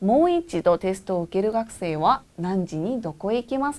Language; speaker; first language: Japanese; non-native, fluent; Korean